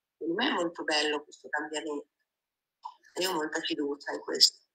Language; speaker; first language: Italian; native; Italian